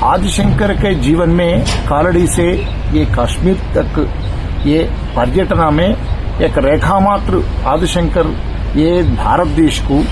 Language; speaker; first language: Hindi; non-native, local second language; Telugu